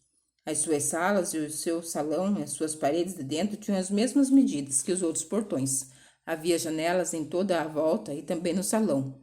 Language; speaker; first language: Portuguese; native; Portuguese